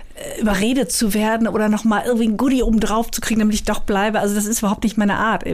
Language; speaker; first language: German; native; German